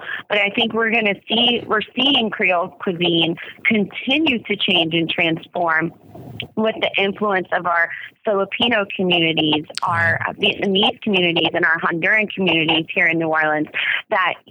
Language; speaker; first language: English; native; English